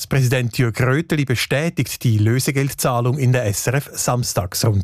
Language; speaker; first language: German; native; German